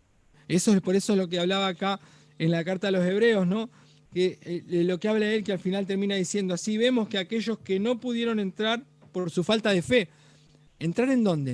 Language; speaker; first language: Spanish; native; Spanish